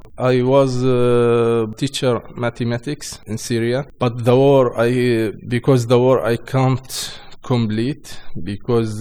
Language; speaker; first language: English; non-native, learner; Arabic